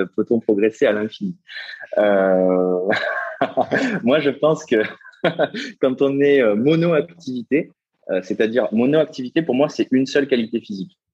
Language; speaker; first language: French; native; French